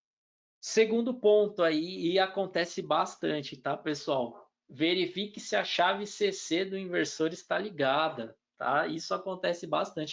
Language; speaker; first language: Portuguese; native; Portuguese